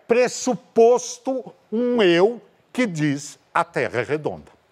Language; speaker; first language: Portuguese; native; Portuguese